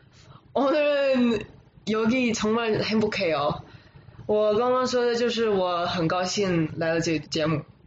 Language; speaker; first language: Chinese; early bilingual, other home language; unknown